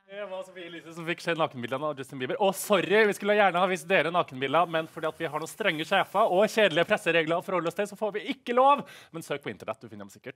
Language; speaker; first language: Norwegian; native; Norwegian